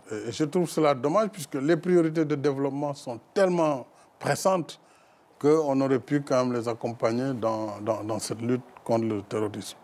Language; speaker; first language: French; non-native, local second language; Fula